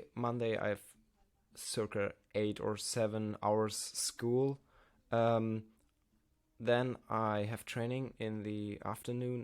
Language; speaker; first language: English; non-native, learner; German